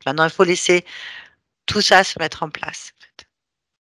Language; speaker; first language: French; native; French